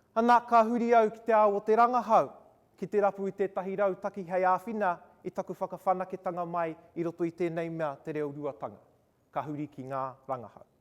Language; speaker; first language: Māori; non-native, local second language; English